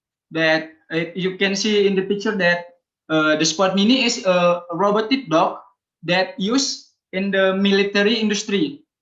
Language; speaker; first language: English; non-native, learner; Indonesian